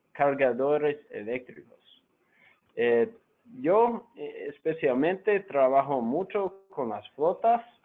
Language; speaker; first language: Spanish; non-native, fluent; English